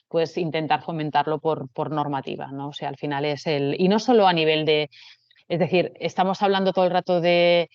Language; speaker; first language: Spanish; non-native, local second language; Catalan